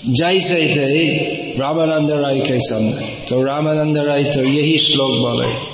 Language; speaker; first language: Hindi; non-native, fluent; English